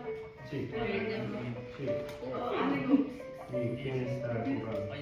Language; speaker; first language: Spanish; non-native, learner; English